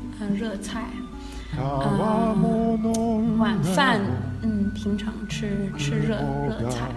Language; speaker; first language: Chinese; non-native, learner; Danish